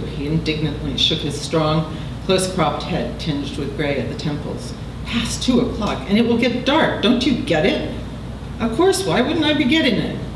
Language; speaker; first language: English; native; English